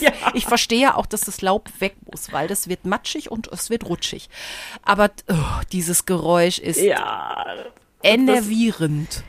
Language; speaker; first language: German; native; German